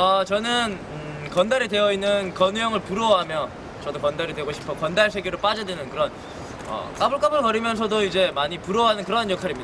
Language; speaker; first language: Korean; native; Korean